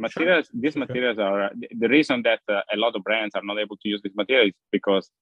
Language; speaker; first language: English; non-native, fluent; Italian